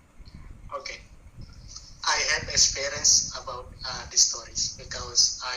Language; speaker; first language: English; non-native, learner; Buginese